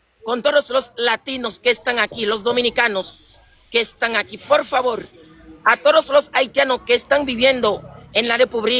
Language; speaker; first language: Spanish; non-native, local second language; Haitian Creole